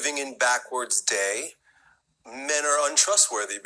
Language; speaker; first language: English; native; English